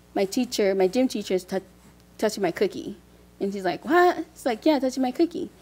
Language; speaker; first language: English; early bilingual, other home language; Haitian Creole